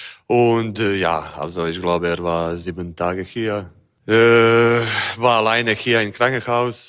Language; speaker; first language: German; non-native, learner; Croatian